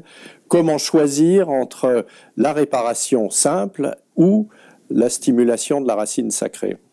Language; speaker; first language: French; native; French